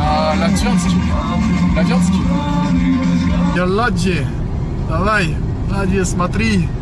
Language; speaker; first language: Russian; non-native, learner; French